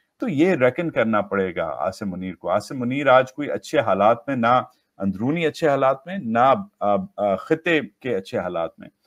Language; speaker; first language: Urdu; native; Urdu